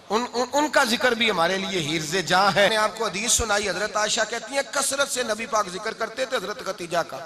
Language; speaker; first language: Hindi; non-native, local second language; Punjabi